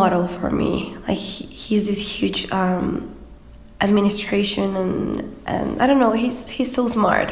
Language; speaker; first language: English; non-native, fluent; Spanish